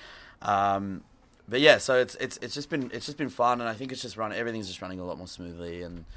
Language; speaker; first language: English; native; English